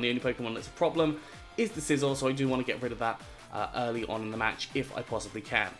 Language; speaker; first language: English; native; English